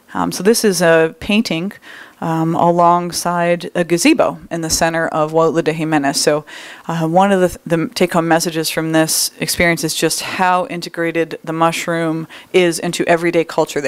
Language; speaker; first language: English; native; English